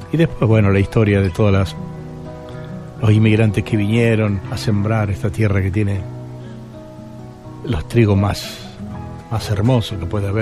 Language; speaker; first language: Spanish; native; Spanish